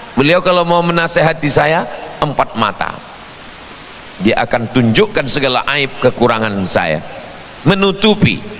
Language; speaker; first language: Indonesian; native; Indonesian